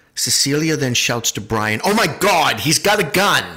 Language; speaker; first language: English; native; English